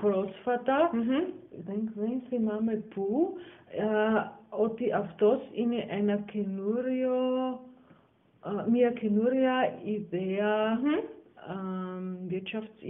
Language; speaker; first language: Greek; non-native, learner; German